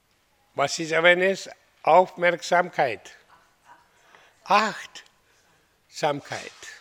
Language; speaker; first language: German; non-native, fluent; Hindi